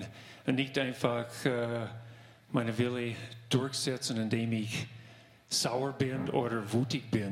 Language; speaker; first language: German; non-native, fluent; English